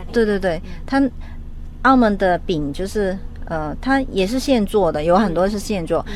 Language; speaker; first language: Chinese; non-native, local second language; Cantonese